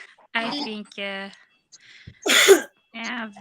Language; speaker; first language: English; non-native, learner; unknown